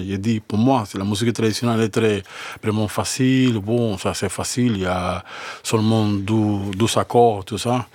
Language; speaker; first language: French; non-native, learner; Spanish